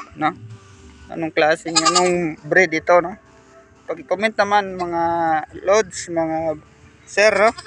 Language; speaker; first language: Filipino; non-native, local second language; Cebuano